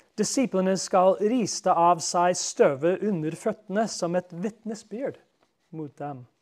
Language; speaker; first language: Norwegian; non-native, fluent; English